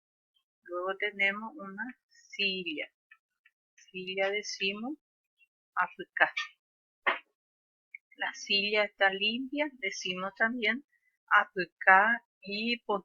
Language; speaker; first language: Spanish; non-native, local second language; Guarani